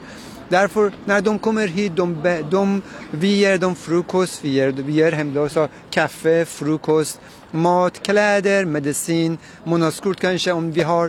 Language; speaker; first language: Swedish; non-native, fluent; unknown